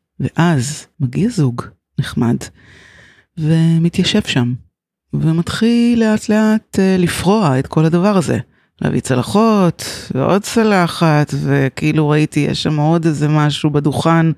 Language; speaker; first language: Hebrew; native; Hebrew